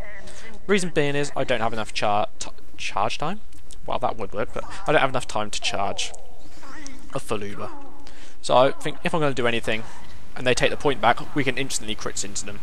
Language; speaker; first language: English; native; English